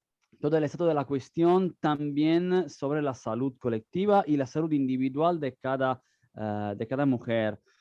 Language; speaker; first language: Spanish; non-native, fluent; Italian